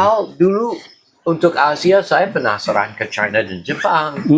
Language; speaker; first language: Indonesian; non-native, fluent; English